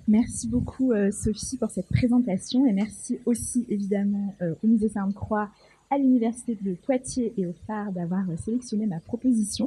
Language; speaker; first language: French; native; French